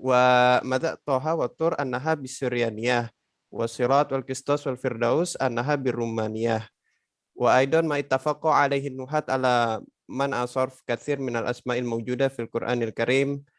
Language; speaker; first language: Arabic; non-native, learner; Indonesian